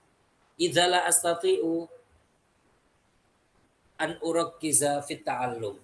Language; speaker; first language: Arabic; non-native, fluent; Indonesian